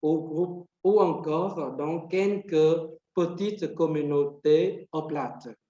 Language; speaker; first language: French; non-native, fluent; Vietnamese